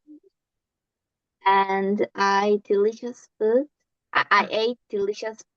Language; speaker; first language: English; non-native, learner; Korean